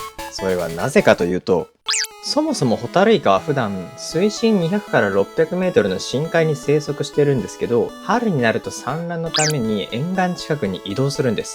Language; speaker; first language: Japanese; native; Japanese